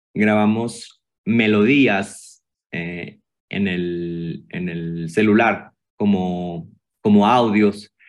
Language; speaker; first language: Spanish; native; Spanish